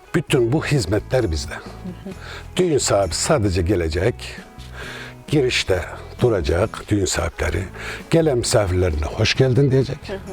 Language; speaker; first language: Turkish; native; Turkish